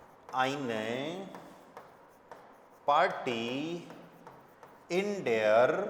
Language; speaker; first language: German; non-native, fluent; Hindi